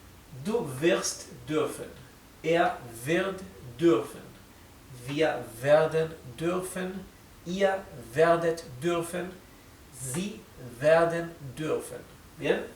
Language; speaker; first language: German; non-native, fluent; Spanish